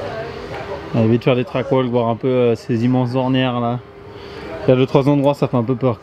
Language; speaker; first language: French; native; French